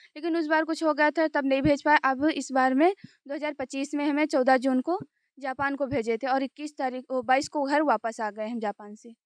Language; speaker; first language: Hindi; native; Hindi